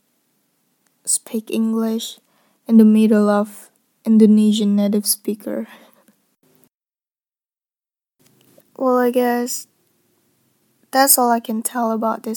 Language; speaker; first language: English; non-native, fluent; Indonesian